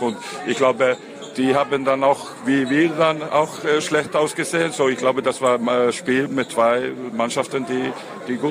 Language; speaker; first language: German; non-native, fluent; Icelandic